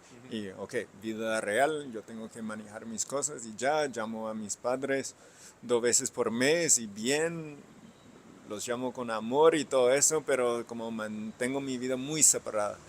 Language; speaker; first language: Spanish; non-native, fluent; English